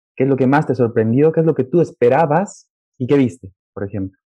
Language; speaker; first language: Spanish; native; Spanish